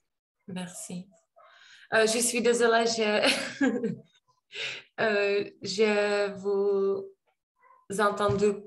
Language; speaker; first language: French; non-native, learner; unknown